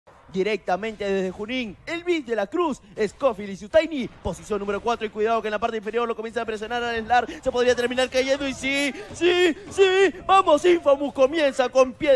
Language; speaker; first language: Spanish; native; Spanish